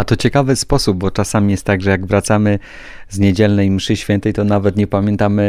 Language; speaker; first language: Polish; native; Polish